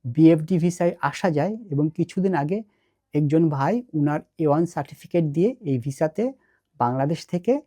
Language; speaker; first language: Bangla; native; Bangla